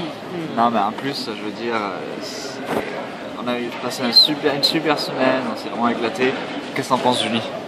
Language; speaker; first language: French; native; French